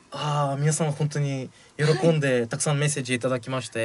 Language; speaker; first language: Japanese; early bilingual, other home language; Bulgarian